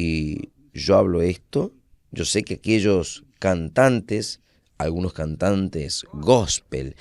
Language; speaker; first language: Spanish; non-native, fluent; Portuguese